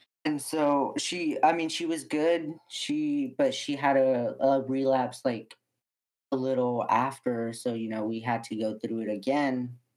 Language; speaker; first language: English; early bilingual, other home language; Spanish